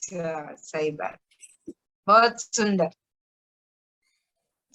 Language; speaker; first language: Hindi; native; Hindi